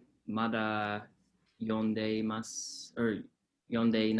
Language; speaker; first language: Japanese; non-native, learner; English